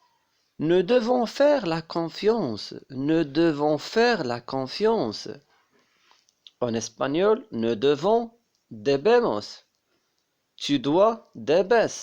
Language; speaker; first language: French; non-native, local second language; Arabic